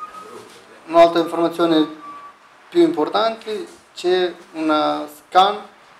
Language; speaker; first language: Italian; non-native, learner; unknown